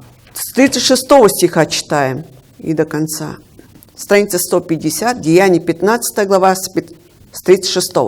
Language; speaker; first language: Russian; native; Russian